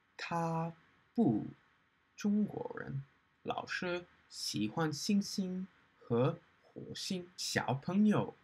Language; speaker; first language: Chinese; non-native, fluent; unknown